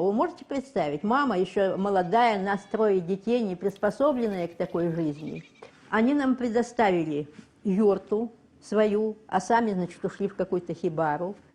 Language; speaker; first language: Russian; native; Russian